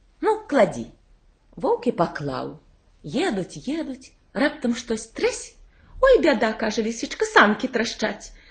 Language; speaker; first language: Belarusian; native; Belarusian